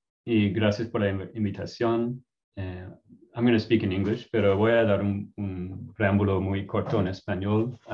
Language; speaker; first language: Spanish; non-native, fluent; English